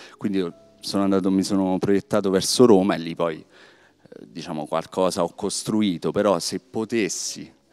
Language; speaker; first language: Italian; native; Italian